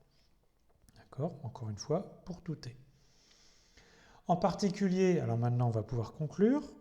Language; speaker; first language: French; native; French